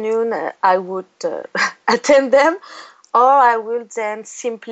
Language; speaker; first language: English; non-native, fluent; French